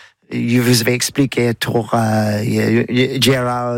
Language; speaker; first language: French; non-native, learner; English